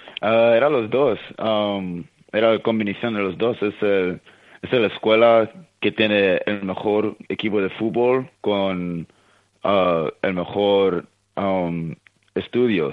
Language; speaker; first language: Spanish; early bilingual, heritage; Spanish